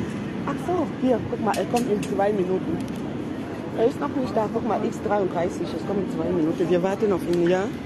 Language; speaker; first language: German; non-native, fluent; French